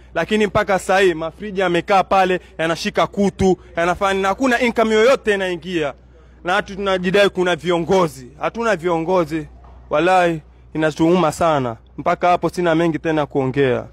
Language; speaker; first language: Swahili; native; Swahili